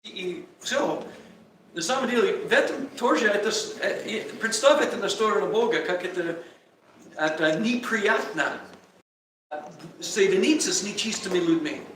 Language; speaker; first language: Russian; non-native, learner; English